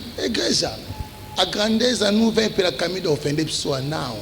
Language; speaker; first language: Portuguese; non-native, learner; Lingala